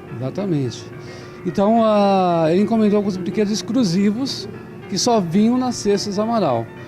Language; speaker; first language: Portuguese; native; Portuguese